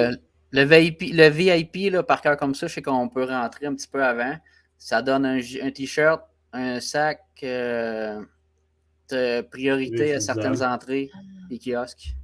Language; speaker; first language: French; native; French